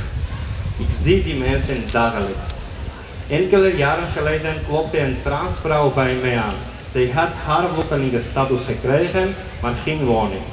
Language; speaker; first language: Dutch; non-native, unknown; Georgian